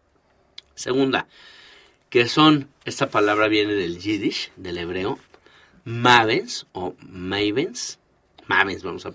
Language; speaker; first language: Spanish; native; Spanish